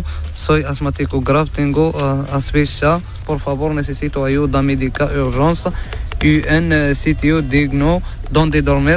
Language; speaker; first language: Spanish; non-native, learner; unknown